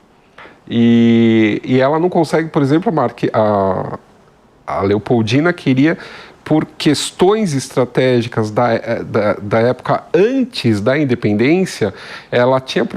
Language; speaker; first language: Portuguese; native; Portuguese